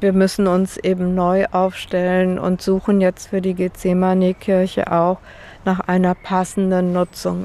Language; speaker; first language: German; native; German